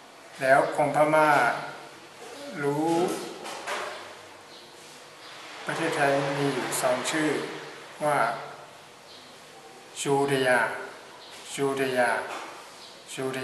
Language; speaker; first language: Thai; native; Thai